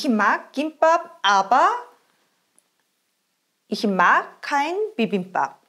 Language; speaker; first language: German; non-native, fluent; Korean